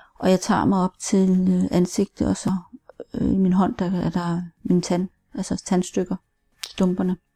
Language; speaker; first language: Danish; native; Danish